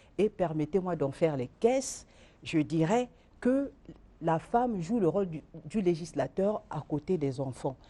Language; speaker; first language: French; non-native, local second language; Lingala